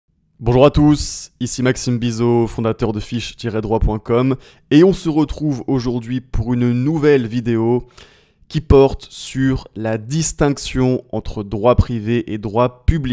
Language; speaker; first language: French; native; French